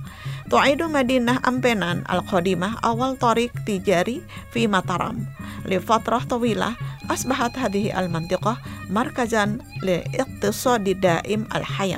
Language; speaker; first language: Arabic; non-native, fluent; Indonesian